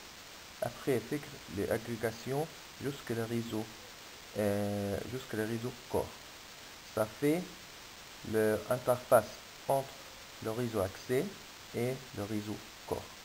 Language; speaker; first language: French; non-native, fluent; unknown